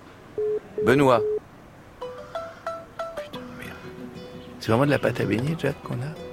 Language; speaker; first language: French; native; French